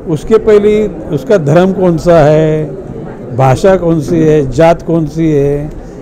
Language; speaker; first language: Hindi; non-native, local second language; Marathi